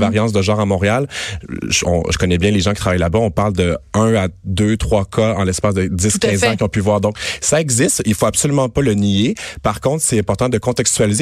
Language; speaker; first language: French; native; French